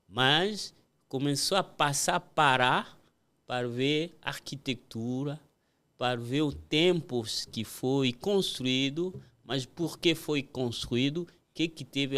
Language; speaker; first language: Portuguese; non-native, fluent; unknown